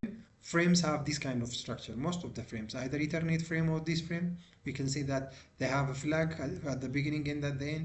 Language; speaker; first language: English; non-native, local second language; Amharic